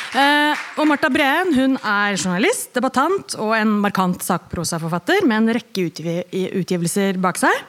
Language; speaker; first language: Norwegian; native; Norwegian